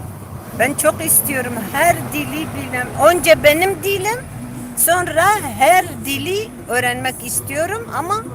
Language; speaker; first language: Turkish; non-native, local second language; Kurdish